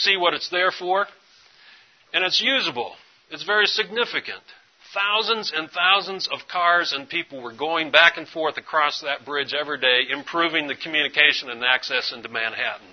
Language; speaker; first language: English; native; English